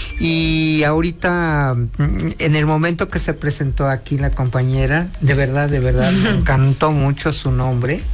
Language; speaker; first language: Spanish; non-native, local second language; Nahuatl languages